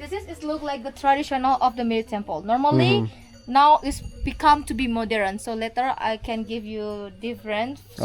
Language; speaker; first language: English; non-native, fluent; Indonesian